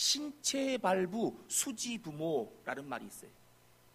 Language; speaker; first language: Korean; native; Korean